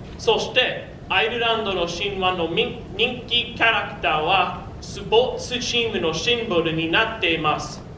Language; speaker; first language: Japanese; non-native, learner; English